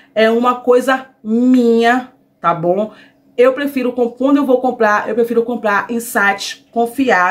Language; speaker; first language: Portuguese; native; Portuguese